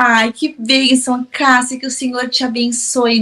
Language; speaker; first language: Portuguese; native; Portuguese